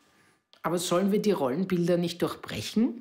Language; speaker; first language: German; native; German